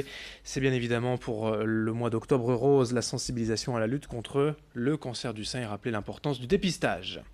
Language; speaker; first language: French; native; French